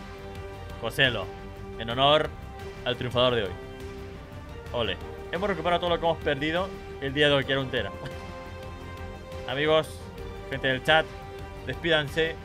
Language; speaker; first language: Spanish; native; Spanish